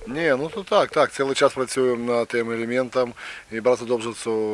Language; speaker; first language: Polish; non-native, learner; Ukrainian